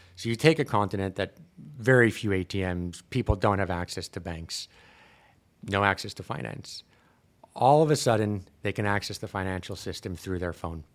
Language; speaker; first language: English; native; English